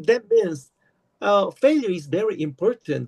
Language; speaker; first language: English; non-native, learner; Korean